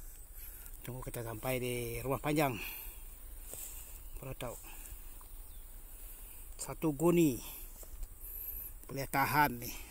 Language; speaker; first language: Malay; non-native, local second language; Iban